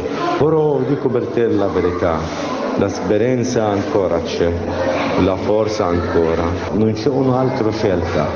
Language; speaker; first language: Italian; non-native, learner; Arabic